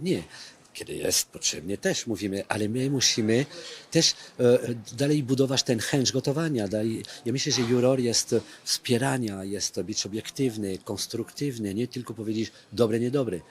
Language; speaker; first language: Polish; non-native, fluent; French